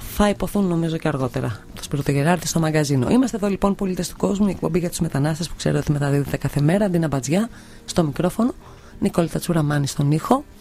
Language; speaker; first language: Greek; native; Greek